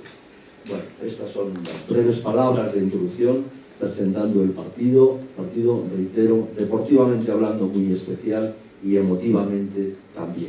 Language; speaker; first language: Spanish; native; Spanish